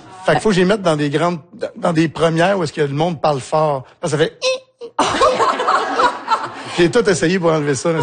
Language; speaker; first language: French; native; French